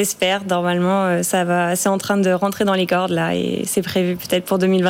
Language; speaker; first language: French; native; French